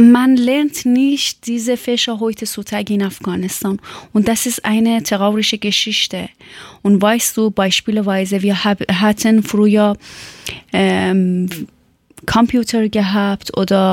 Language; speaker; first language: German; non-native, learner; Persian